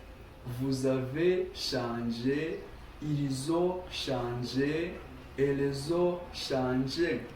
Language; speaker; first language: French; non-native, local second language; Kinyarwanda